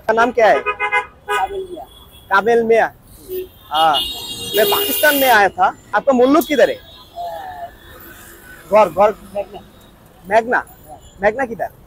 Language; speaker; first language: Hindi; non-native, learner; Bangla